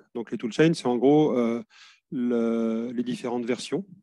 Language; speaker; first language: French; native; French